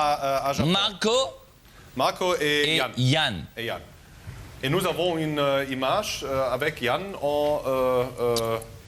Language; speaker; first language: French; non-native, learner; German